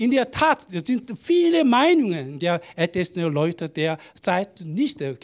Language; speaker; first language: German; non-native, learner; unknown